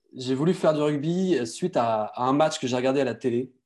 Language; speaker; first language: French; native; French